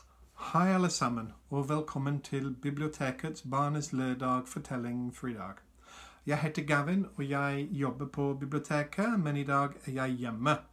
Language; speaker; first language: Norwegian; non-native, fluent; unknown